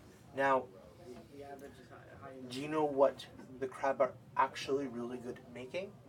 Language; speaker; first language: English; native; English